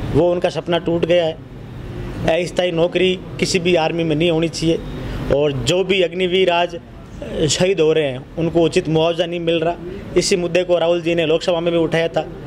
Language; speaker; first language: Hindi; native; Hindi